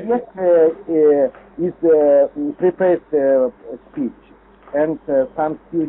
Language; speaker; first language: English; non-native, learner; Lithuanian